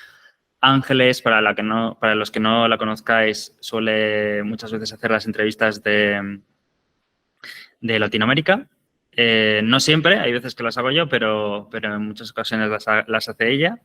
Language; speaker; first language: Spanish; native; Spanish